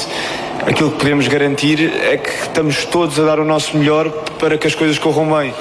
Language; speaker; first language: Portuguese; native; Portuguese